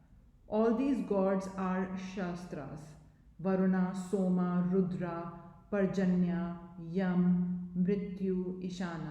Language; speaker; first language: English; non-native, local second language; Hindi